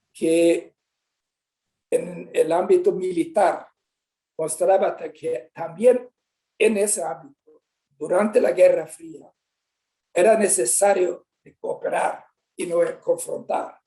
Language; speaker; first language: Spanish; non-native, fluent; Swedish